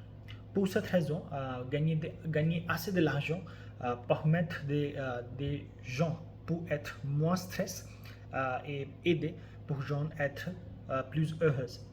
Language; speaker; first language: French; non-native, learner; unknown